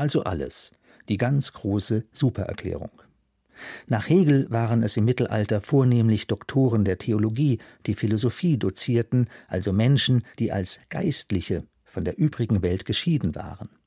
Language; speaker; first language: German; native; German